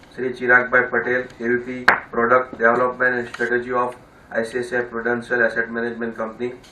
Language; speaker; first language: English; non-native, local second language; Gujarati